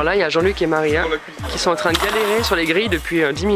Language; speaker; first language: French; native; French